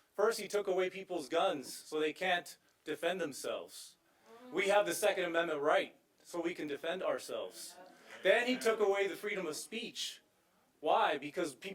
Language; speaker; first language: English; native; English